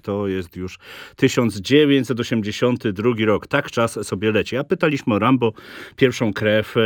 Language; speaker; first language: Polish; native; Polish